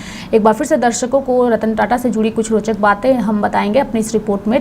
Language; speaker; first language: Hindi; native; Hindi